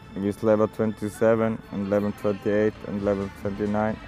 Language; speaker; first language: English; non-native, learner; German